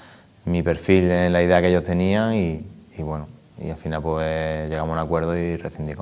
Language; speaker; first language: Spanish; native; Spanish